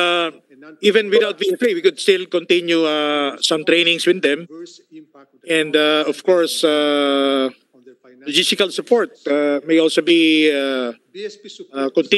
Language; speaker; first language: English; non-native, local second language; Filipino